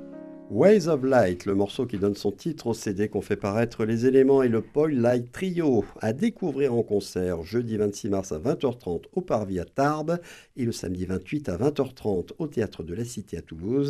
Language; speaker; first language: French; native; French